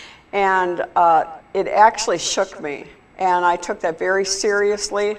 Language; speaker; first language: English; native; English